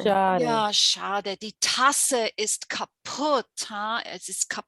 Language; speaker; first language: German; non-native, fluent; English